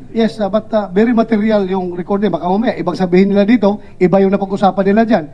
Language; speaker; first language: Filipino; non-native, local second language; Cebuano